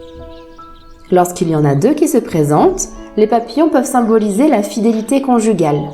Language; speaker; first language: French; native; French